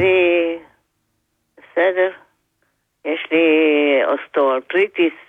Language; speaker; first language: Hebrew; non-native, fluent; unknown